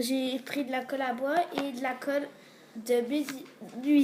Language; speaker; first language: French; native; French